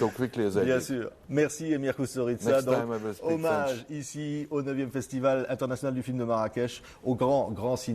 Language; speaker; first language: French; native; French